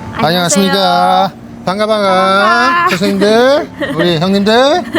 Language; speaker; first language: Korean; native; Korean